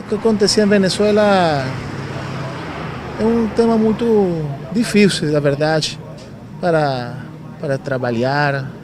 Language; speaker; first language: Portuguese; non-native, learner; Spanish